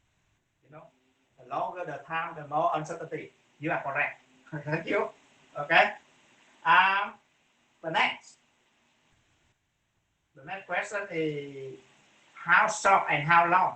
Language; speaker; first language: English; non-native, fluent; Vietnamese